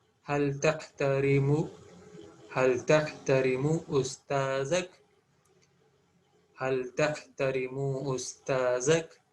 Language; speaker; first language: Arabic; non-native, fluent; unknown